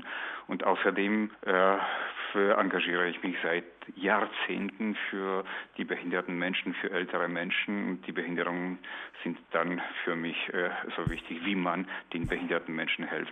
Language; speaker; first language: German; non-native, fluent; Polish